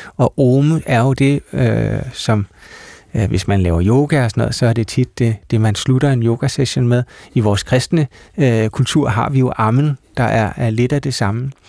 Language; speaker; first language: Danish; native; Danish